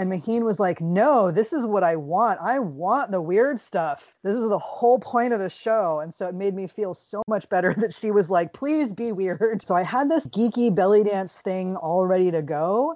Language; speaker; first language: English; native; English